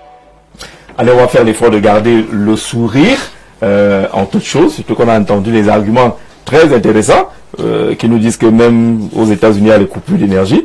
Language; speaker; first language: French; native; French